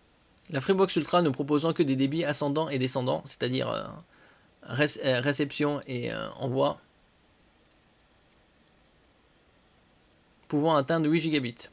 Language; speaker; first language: French; native; French